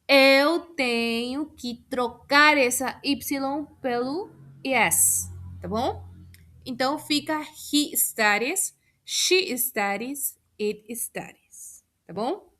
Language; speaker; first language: Portuguese; non-native, fluent; Spanish